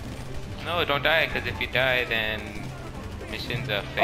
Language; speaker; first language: English; native; English